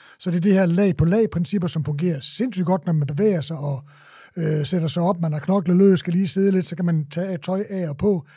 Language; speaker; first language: Danish; native; Danish